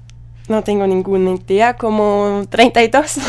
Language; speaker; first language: Spanish; non-native, learner; German